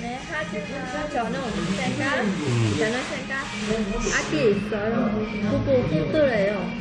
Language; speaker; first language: Korean; non-native, learner; Vietnamese